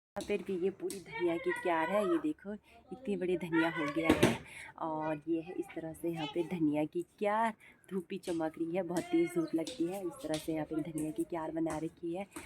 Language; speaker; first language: Hindi; non-native, local second language; Garhwali